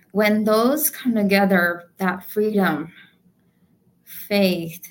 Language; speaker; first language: English; non-native, local second language; Gujarati